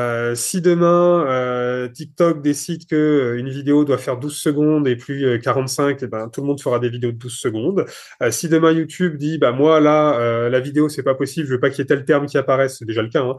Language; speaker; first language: French; native; French